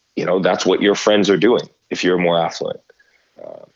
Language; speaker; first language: English; native; English